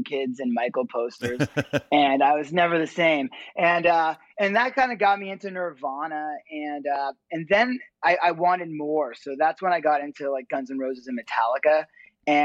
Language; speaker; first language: English; native; English